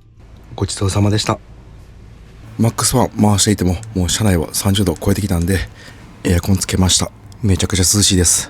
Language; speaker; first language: Japanese; native; Japanese